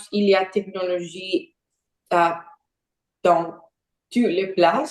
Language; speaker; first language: French; non-native, learner; Portuguese